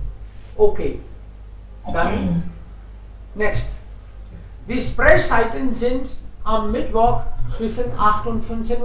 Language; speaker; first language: German; non-native, fluent; Hindi